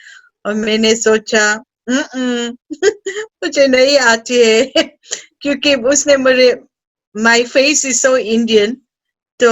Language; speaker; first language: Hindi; early bilingual, heritage; Hindi